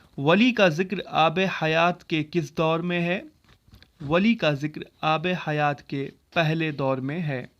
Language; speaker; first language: Urdu; native; Urdu